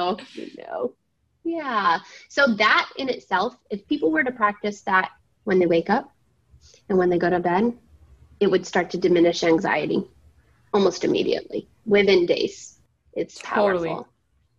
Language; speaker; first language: English; native; English